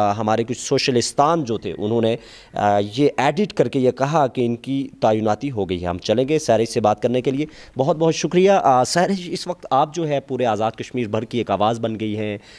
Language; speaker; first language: Urdu; non-native, local second language; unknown